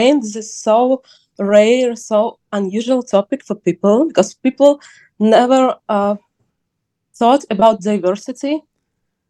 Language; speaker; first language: English; non-native, learner; Ukrainian